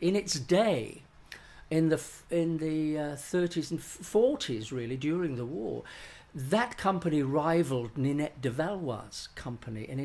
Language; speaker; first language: English; native; English